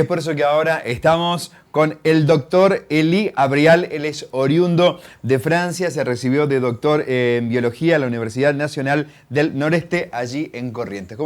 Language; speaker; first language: Spanish; native; Spanish